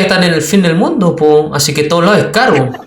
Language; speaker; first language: Spanish; non-native, fluent; Indonesian